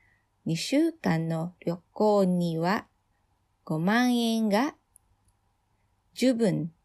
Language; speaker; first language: Japanese; non-native, fluent; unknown